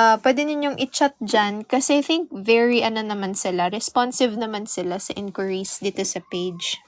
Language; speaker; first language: Filipino; non-native, local second language; Hiligaynon